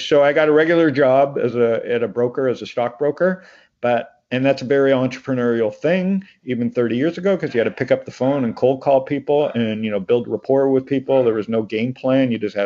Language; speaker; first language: English; native; English